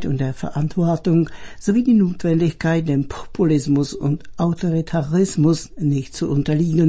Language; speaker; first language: German; native; German